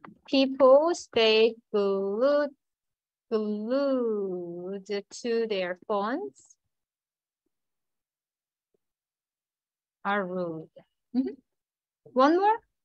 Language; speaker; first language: English; non-native, fluent; Korean